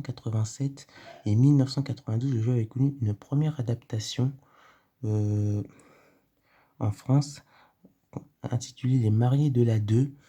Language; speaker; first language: French; native; French